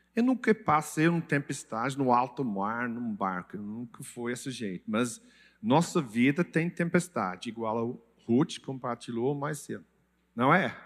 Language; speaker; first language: Portuguese; non-native, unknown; English